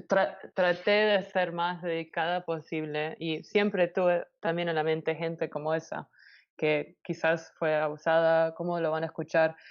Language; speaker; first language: Spanish; early bilingual, heritage; Spanish